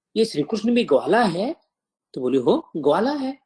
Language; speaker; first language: Hindi; non-native, local second language; Marathi